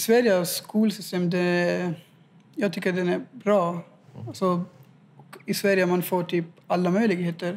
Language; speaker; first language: Swedish; non-native, fluent; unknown